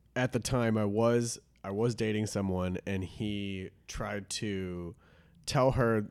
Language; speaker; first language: English; native; English